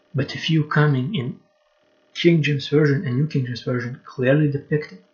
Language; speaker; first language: English; non-native, fluent; Lithuanian